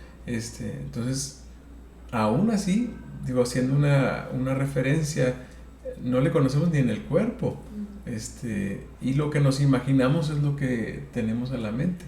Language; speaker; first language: Spanish; native; Spanish